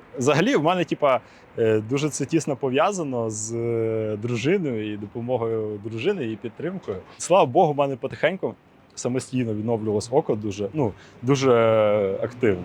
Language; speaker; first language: Ukrainian; non-native, local second language; Russian